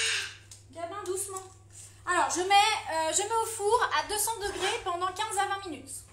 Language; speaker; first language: French; native; French